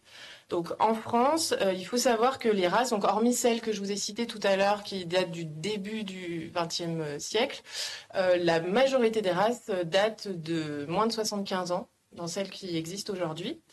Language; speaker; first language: French; native; French